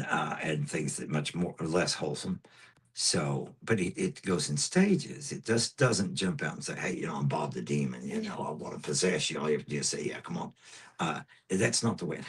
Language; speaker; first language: English; native; English